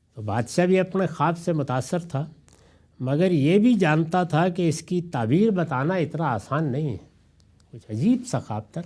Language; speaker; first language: Urdu; non-native, local second language; Punjabi